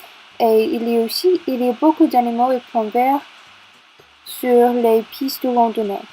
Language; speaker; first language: French; non-native, learner; English